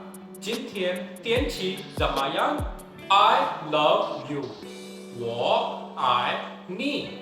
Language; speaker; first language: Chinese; non-native, learner; Urdu